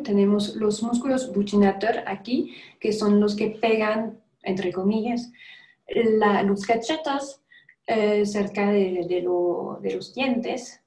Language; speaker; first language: Spanish; non-native, fluent; French